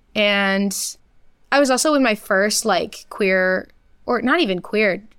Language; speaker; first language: English; early bilingual, other home language; Portuguese